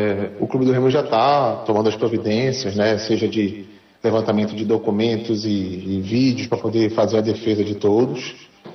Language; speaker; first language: Portuguese; native; Portuguese